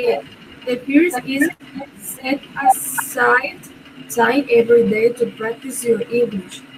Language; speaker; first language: English; non-native, learner; Spanish